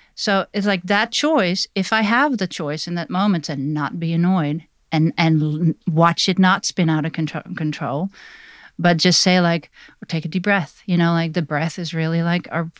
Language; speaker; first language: English; non-native, fluent; Dutch